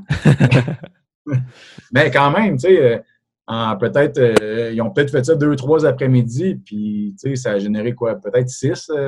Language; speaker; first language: French; native; French